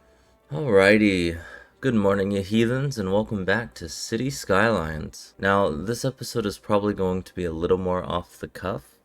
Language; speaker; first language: English; native; English